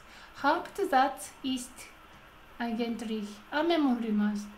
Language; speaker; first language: German; non-native, learner; Japanese